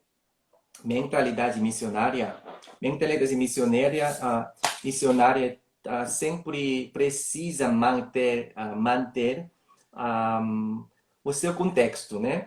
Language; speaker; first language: Portuguese; non-native, learner; Korean